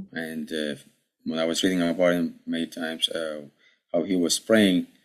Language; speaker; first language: English; early bilingual, other home language; Arabic